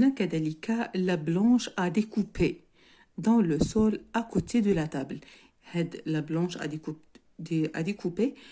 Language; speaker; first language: French; non-native, local second language; Arabic